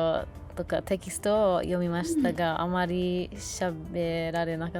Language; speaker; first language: Japanese; non-native, learner; English